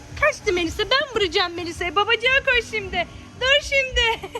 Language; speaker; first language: Turkish; native; Turkish